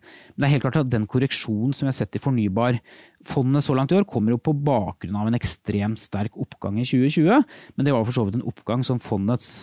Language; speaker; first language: Norwegian; native; Norwegian